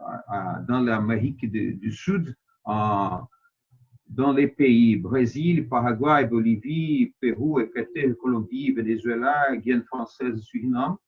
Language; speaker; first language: French; non-native, fluent; Portuguese